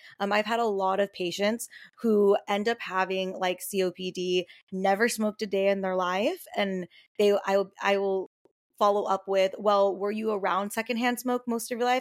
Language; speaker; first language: English; native; English